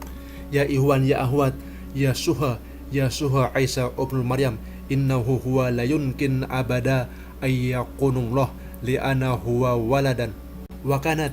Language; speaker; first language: Arabic; non-native, learner; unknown